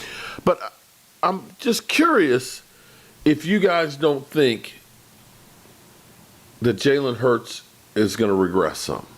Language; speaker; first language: English; native; English